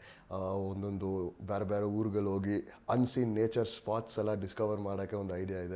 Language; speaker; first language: Kannada; non-native, local second language; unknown